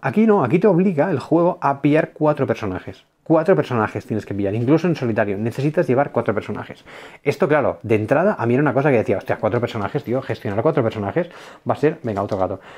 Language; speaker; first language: Spanish; native; Spanish